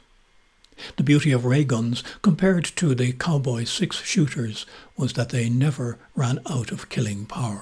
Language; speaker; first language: English; native; English